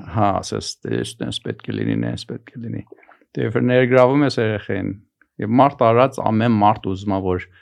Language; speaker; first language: Armenian; early bilingual, heritage; Armenian